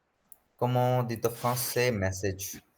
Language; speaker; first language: French; non-native, fluent; Hindi